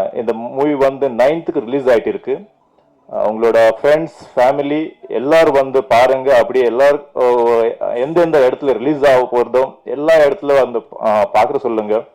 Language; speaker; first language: Tamil; non-native, fluent; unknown